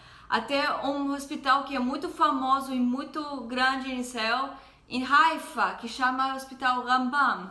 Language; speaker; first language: Portuguese; non-native, fluent; Hebrew